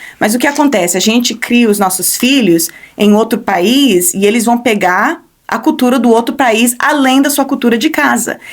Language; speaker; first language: Portuguese; early bilingual, heritage; Portuguese